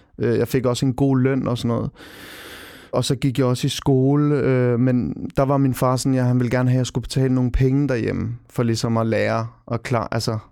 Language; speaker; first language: Danish; early bilingual, other home language; Albanian